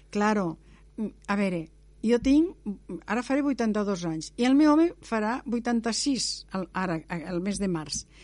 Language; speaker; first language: Catalan; non-native, local second language; Spanish